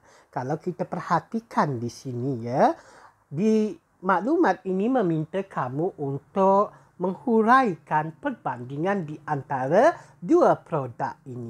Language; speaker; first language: Malay; native; Malay